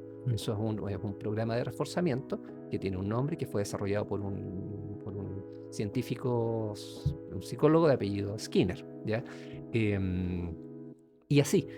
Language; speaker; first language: Spanish; native; Spanish